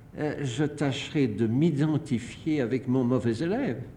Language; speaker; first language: French; native; French